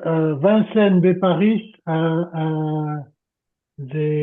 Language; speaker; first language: Hebrew; non-native, learner; French